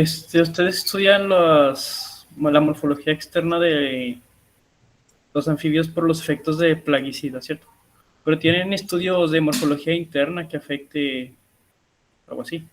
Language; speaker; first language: Spanish; non-native, fluent; Portuguese